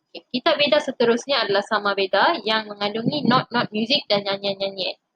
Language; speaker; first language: Malay; non-native, local second language; Tamil